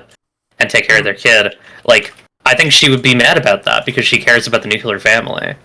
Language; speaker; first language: English; native; English